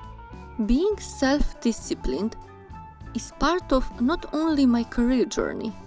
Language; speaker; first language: English; non-native, fluent; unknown